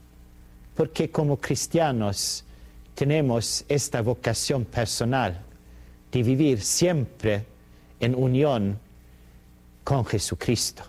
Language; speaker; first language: Spanish; non-native, fluent; Swedish